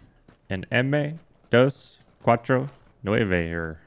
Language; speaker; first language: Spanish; non-native, learner; English